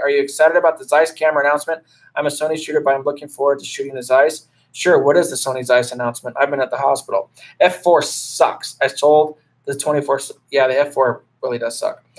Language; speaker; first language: English; native; English